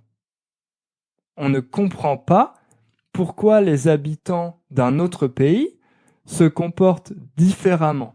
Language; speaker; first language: French; native; French